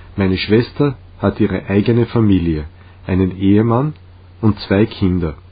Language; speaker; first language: German; non-native, fluent; Czech